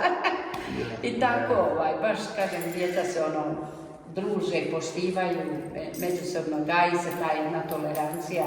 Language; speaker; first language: Croatian; native; Croatian